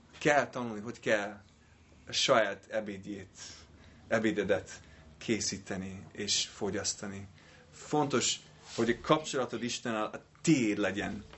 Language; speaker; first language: Hungarian; non-native, fluent; English